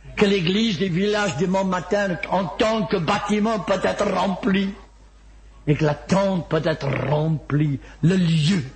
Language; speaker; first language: French; non-native, fluent; Welsh